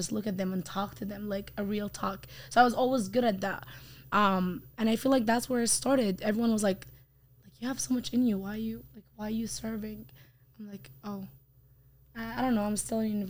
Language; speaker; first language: English; non-native, fluent; Arabic